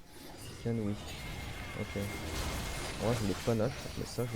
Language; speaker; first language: French; native; French